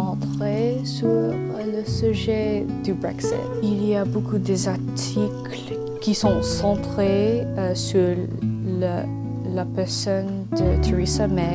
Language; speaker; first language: French; non-native, learner; English